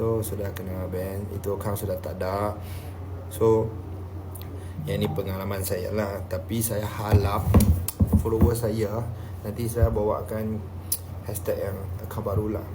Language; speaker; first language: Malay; non-native, local second language; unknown